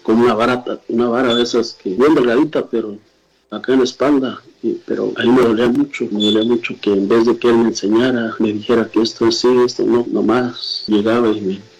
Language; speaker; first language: Spanish; native; Spanish